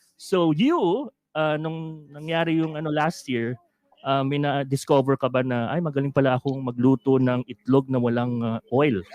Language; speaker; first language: Filipino; non-native, local second language; Hiligaynon